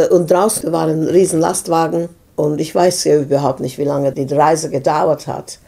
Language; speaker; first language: German; non-native, fluent; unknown